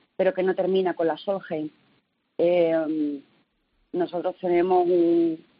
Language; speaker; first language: Spanish; native; Spanish